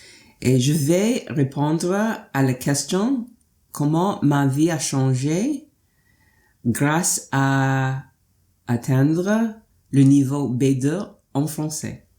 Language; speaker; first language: French; non-native, fluent; English